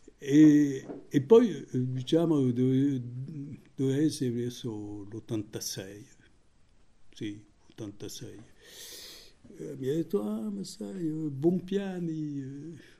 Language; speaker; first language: Italian; non-native, fluent; French